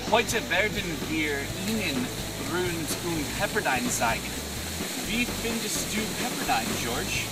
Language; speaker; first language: German; non-native, learner; English